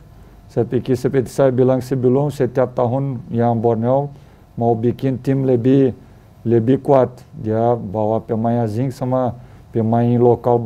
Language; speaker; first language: Indonesian; non-native, fluent; Portuguese